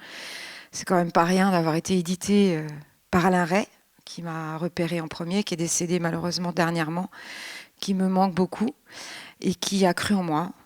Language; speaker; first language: French; native; French